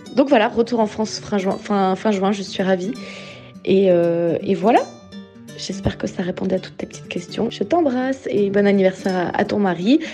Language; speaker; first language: French; native; French